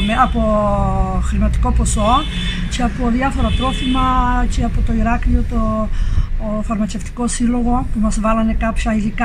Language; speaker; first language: Greek; native; Greek